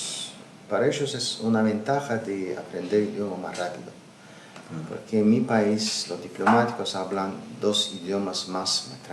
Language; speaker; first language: Spanish; non-native, learner; Azerbaijani